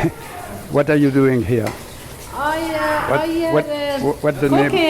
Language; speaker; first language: English; non-native, fluent; French